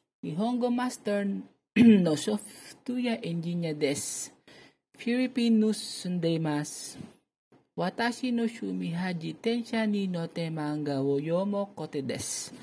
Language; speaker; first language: Japanese; non-native, learner; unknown